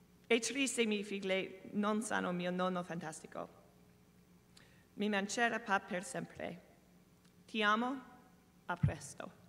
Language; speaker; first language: Italian; non-native, learner; English